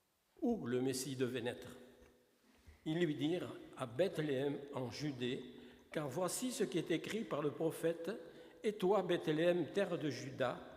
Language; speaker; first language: French; native; French